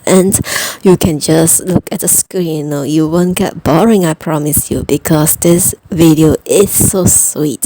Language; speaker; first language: English; non-native, fluent; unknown